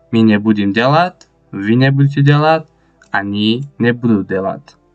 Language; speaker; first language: Russian; non-native, local second language; Tajik